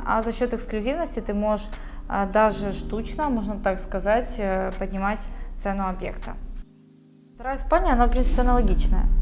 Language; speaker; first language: Russian; native; Russian